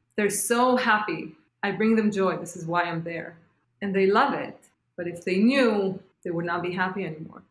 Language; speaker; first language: English; non-native, fluent; Hebrew